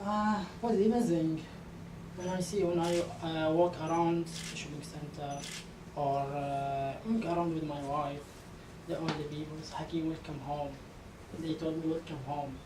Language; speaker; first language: English; non-native, learner; Arabic